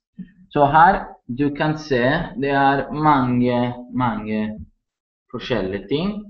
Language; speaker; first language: Norwegian; non-native, learner; Italian